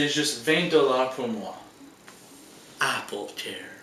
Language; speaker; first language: French; non-native, learner; English